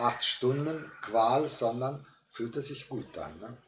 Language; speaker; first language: German; non-native, fluent; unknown